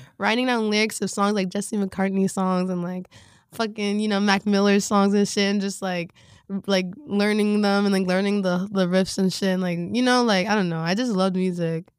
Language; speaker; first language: English; native; English